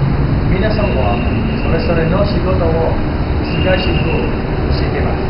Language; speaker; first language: Japanese; non-native, learner; Filipino